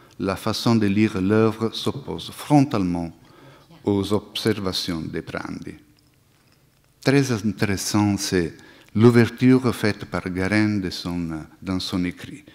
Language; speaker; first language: French; non-native, fluent; Italian